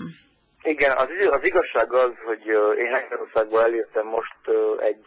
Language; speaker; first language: Hungarian; early bilingual, heritage; Hungarian